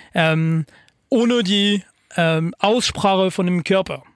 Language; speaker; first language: German; non-native, fluent; French